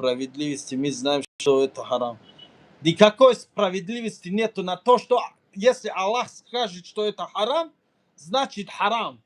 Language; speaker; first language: Russian; non-native, learner; Tajik